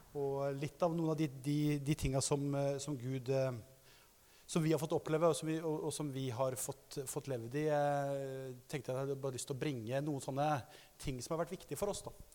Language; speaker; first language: Norwegian; native; Norwegian